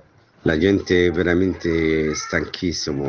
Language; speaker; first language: Italian; non-native, learner; Arabic